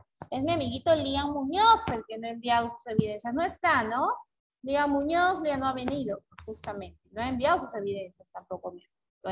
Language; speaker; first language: Spanish; native; Spanish